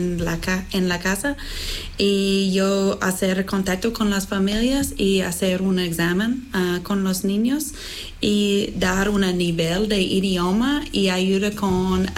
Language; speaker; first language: Spanish; non-native, learner; English